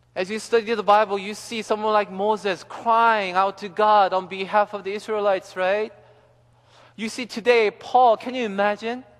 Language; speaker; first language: English; early bilingual, other home language; Korean